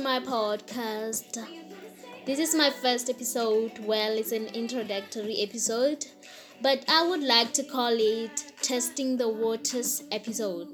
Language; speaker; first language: English; non-native, local second language; Northern Sotho